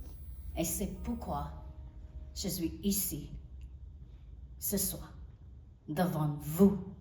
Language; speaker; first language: French; non-native, learner; Burmese